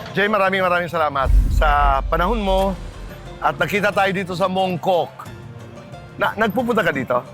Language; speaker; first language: Filipino; non-native, local second language; Waray